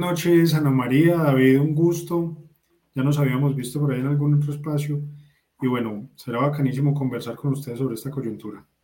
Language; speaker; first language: Spanish; native; Spanish